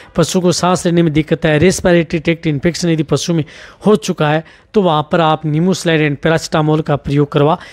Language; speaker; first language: Hindi; native; Hindi